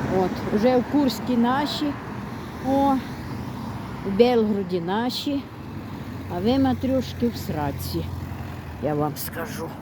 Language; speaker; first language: Ukrainian; native; Ukrainian